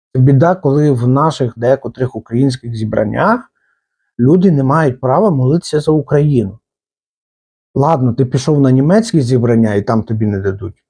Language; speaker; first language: Ukrainian; native; Ukrainian